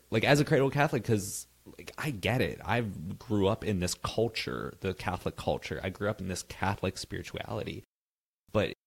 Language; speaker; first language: English; native; English